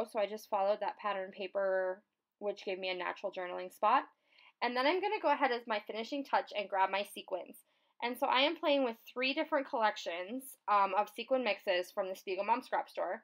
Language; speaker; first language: English; native; English